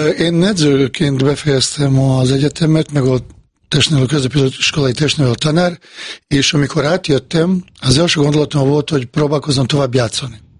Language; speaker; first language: Hungarian; non-native, fluent; Bosnian